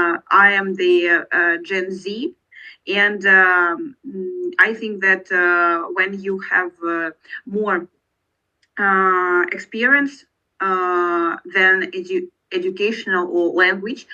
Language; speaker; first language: English; non-native, learner; Russian